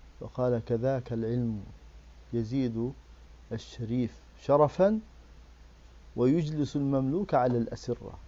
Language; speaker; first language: Arabic; native; Arabic